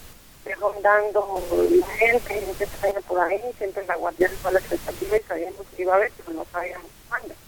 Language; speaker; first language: Spanish; native; Spanish